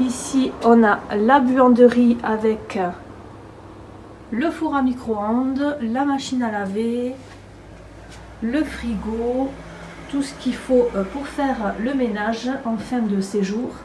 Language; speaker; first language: French; native; French